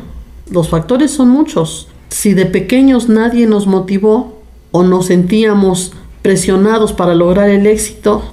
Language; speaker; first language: Spanish; native; Spanish